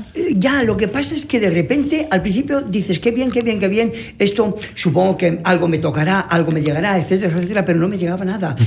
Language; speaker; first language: Spanish; native; Spanish